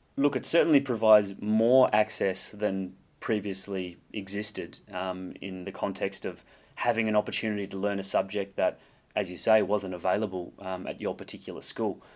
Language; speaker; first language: English; native; English